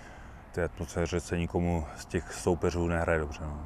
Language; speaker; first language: Czech; native; Czech